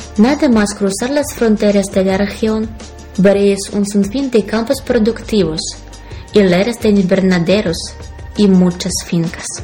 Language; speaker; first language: Spanish; non-native, fluent; Ukrainian